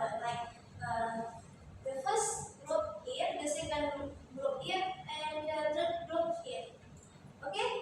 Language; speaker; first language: English; non-native, learner; Indonesian